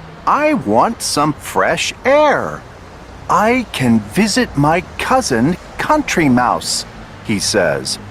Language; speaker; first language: English; non-native, learner; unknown